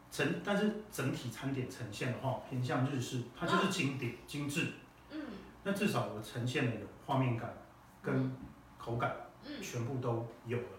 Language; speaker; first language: Chinese; native; Chinese